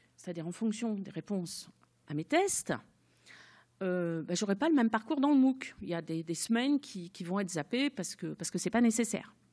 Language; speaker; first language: French; native; French